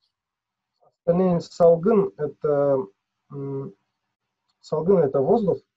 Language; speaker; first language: Russian; non-native, local second language; Yakut